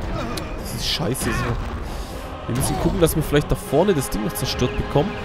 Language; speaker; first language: German; native; German